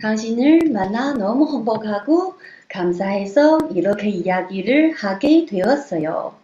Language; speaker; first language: Korean; non-native, learner; Chinese